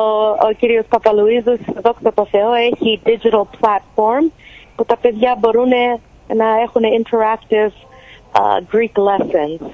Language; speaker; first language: Greek; early bilingual, heritage; Greek